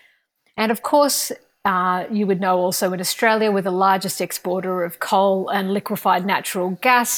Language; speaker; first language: English; native; English